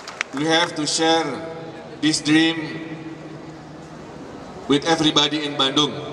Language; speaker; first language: English; non-native, fluent; Indonesian